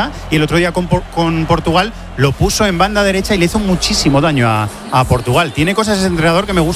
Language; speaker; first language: Spanish; native; Spanish